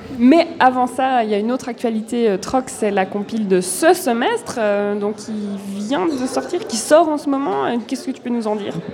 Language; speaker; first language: French; native; French